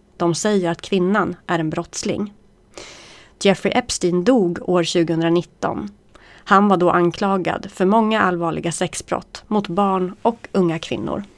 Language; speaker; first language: Swedish; native; Swedish